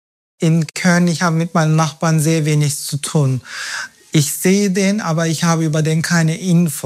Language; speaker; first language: German; non-native, fluent; Turkish